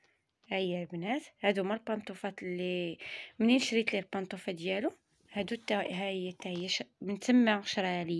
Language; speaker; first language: Arabic; native; Arabic